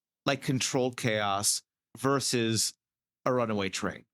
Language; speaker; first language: English; native; English